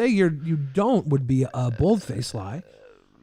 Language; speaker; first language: English; native; English